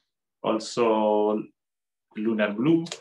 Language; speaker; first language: English; non-native, fluent; Spanish